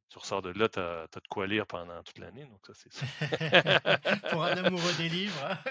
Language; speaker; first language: French; native; French